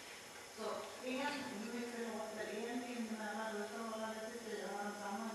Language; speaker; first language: Swedish; native; Swedish